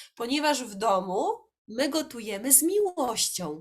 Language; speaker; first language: Polish; native; Polish